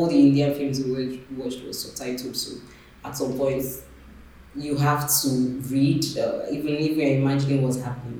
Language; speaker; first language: English; non-native, local second language; Yoruba